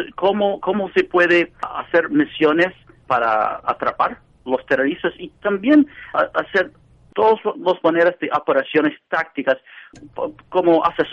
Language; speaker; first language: Spanish; non-native, fluent; English